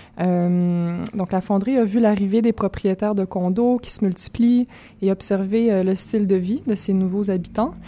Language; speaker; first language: French; native; French